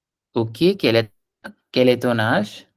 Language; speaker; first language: French; non-native, fluent; Hindi